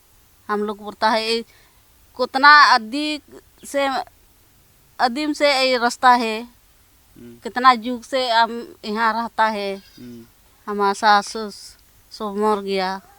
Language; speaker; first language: Hindi; non-native, local second language; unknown